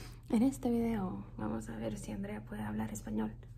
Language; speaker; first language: Spanish; early bilingual, heritage; Spanish